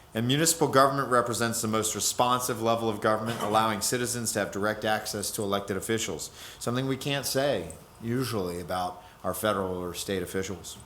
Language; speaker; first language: English; native; English